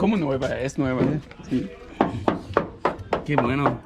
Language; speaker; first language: Spanish; non-native, learner; Danish